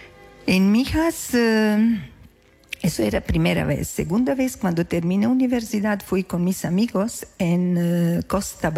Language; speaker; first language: Spanish; non-native, learner; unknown